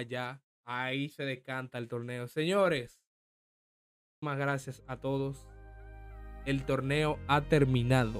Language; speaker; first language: Spanish; native; Spanish